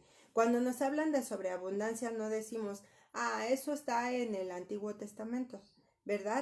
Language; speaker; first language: Spanish; native; Spanish